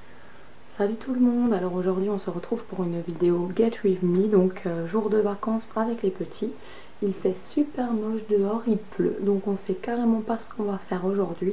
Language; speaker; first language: French; native; French